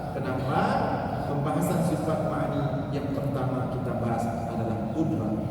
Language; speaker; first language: Malay; non-native, local second language; Achinese